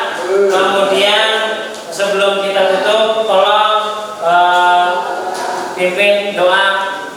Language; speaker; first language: Indonesian; native; Indonesian